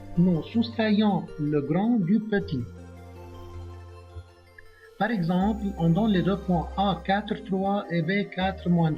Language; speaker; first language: French; non-native, local second language; Arabic